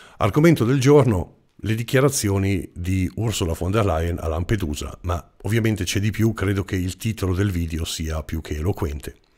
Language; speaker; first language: Italian; non-native, fluent; German